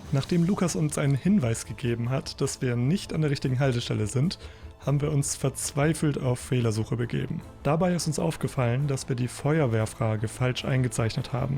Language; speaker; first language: German; native; German